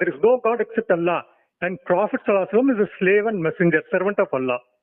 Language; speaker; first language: English; non-native, local second language; Tamil